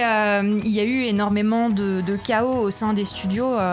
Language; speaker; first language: French; native; French